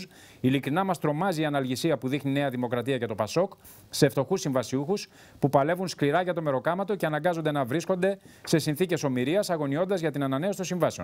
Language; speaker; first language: Greek; native; Greek